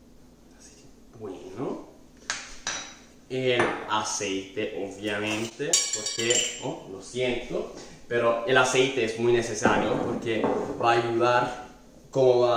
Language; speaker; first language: Spanish; non-native, fluent; Italian